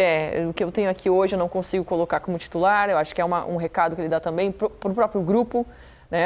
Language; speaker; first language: Portuguese; native; Portuguese